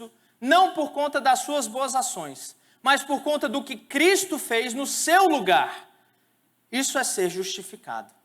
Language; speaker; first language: Portuguese; native; Portuguese